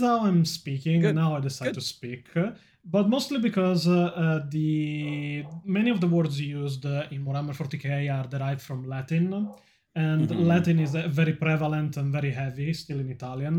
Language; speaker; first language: English; non-native, fluent; Italian